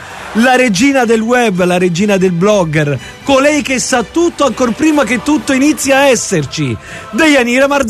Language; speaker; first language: Italian; native; Italian